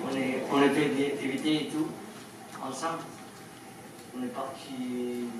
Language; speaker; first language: French; non-native, learner; Hindi